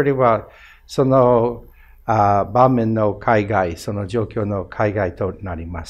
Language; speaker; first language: Japanese; non-native, fluent; English